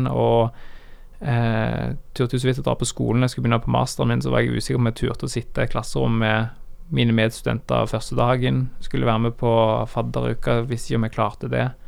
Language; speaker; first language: Norwegian; native; Norwegian